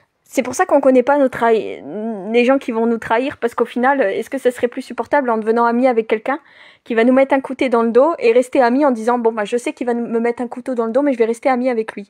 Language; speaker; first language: French; native; French